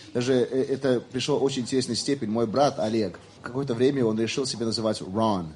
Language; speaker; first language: Russian; early bilingual, heritage; Russian